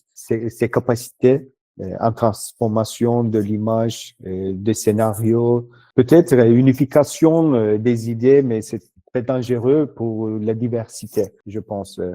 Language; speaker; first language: French; non-native, learner; Turkish